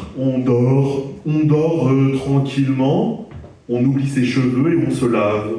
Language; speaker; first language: French; native; French